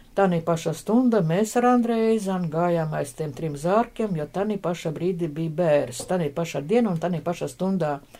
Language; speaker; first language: Latvian; non-native, local second language; Russian